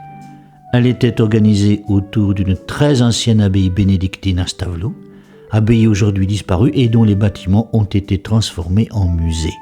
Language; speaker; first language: French; native; French